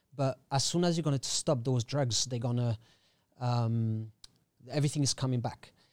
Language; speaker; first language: English; non-native, fluent; French